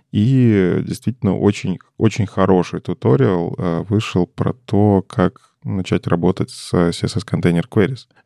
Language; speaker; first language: Russian; native; Russian